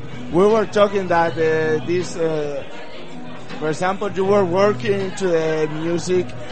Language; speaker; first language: English; non-native, learner; Spanish